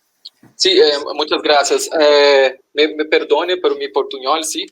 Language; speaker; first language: Spanish; non-native, learner; Portuguese